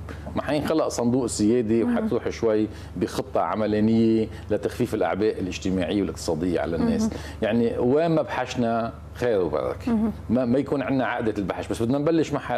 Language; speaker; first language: Arabic; native; Arabic